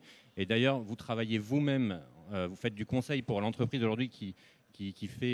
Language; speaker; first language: French; native; French